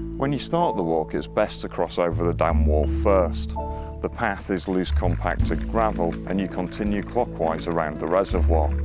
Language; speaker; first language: English; native; English